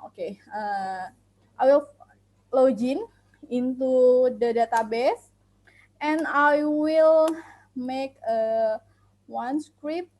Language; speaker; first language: English; non-native, learner; Indonesian